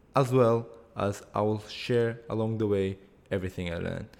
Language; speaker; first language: English; non-native, fluent; Kurdish